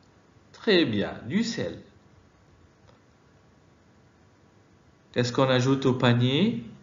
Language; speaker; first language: French; non-native, fluent; Arabic